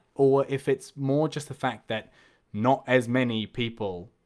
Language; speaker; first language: English; native; English